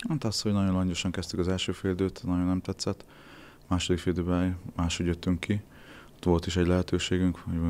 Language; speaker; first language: Hungarian; native; Hungarian